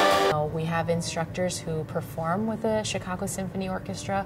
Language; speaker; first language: English; native; English